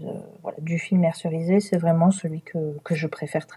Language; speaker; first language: French; native; French